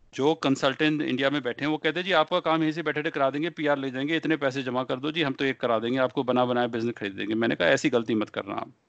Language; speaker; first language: Hindi; native; Hindi